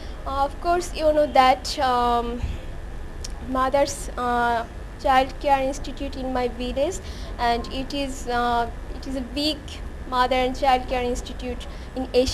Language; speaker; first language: English; non-native, learner; Bangla